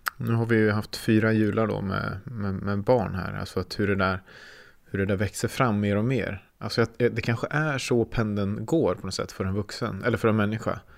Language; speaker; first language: Swedish; native; Swedish